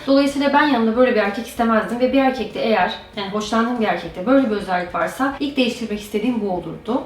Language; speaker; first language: Turkish; native; Turkish